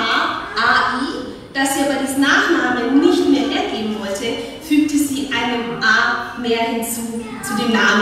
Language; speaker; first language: German; non-native, fluent; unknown